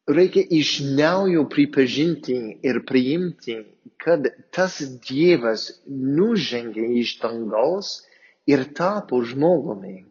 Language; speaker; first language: Lithuanian; non-native, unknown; English